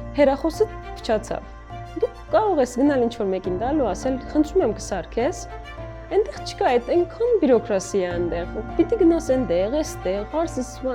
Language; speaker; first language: Armenian; native; Armenian